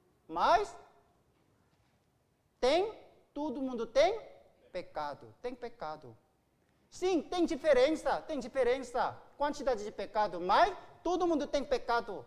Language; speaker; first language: Portuguese; non-native, learner; Korean